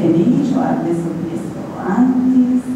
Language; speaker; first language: Spanish; non-native, fluent; English